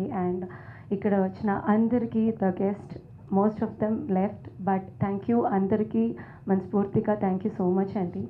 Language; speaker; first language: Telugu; non-native, learner; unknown